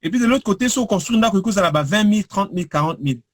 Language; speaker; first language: French; non-native, local second language; Lingala